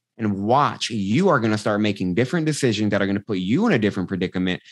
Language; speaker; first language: English; native; English